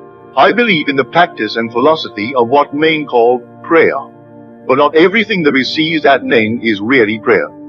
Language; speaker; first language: English; native; English